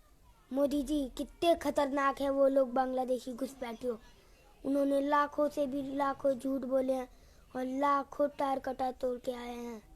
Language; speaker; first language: Hindi; non-native, local second language; Kok Borok